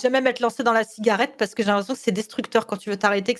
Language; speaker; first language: French; native; French